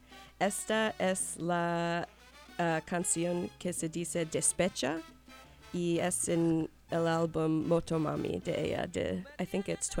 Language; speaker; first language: Spanish; non-native, learner; English